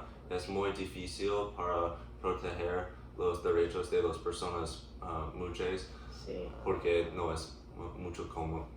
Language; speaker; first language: Spanish; non-native, learner; English